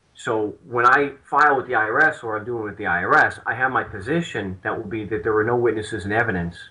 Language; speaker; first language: English; native; English